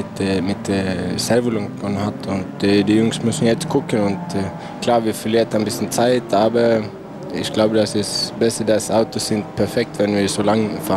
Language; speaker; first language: German; non-native, learner; Swedish